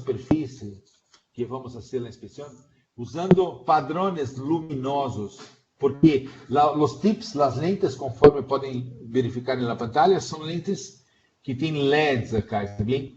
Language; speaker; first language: Spanish; non-native, fluent; Portuguese